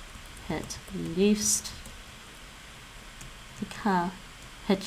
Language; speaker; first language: Dutch; non-native, learner; English